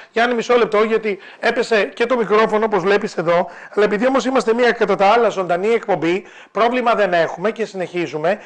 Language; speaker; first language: Greek; native; Greek